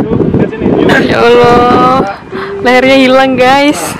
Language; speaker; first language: Indonesian; native; Indonesian